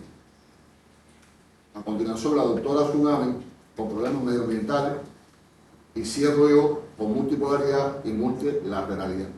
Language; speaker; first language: Spanish; native; Spanish